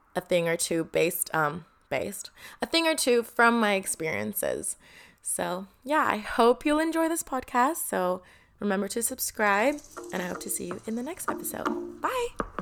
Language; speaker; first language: English; non-native, fluent; Indonesian